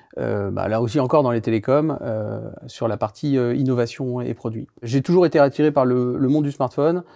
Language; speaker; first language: French; native; French